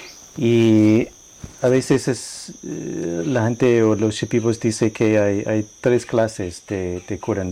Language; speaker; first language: Spanish; non-native, learner; English